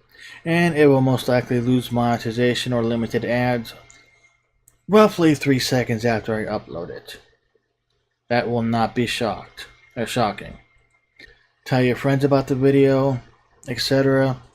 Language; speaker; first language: English; native; English